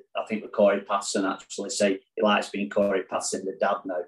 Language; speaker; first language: English; native; English